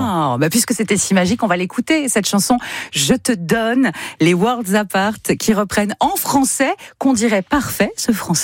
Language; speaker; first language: French; native; French